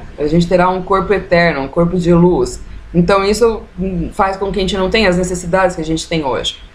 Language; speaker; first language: Portuguese; native; Portuguese